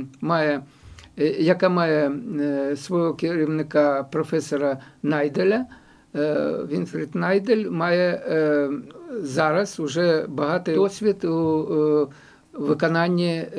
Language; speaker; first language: Ukrainian; non-native, local second language; Russian